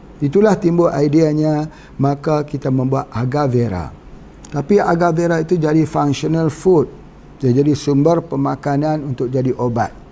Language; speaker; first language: Malay; native; Malay